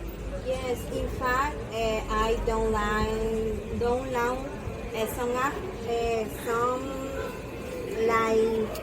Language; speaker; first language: English; non-native, learner; Spanish